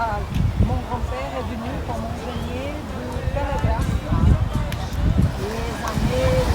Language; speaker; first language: French; non-native, fluent; Portuguese